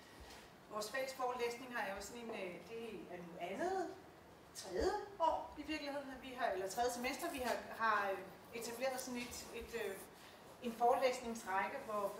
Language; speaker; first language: Danish; native; Danish